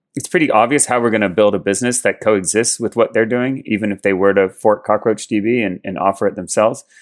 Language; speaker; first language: English; native; English